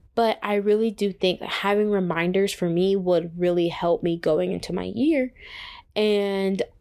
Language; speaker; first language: English; native; English